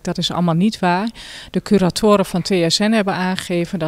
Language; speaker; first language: Dutch; native; Dutch